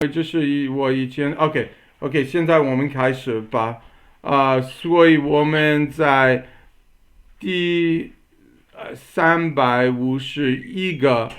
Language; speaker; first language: Chinese; non-native, learner; English